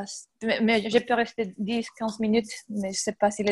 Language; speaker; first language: French; non-native, fluent; Spanish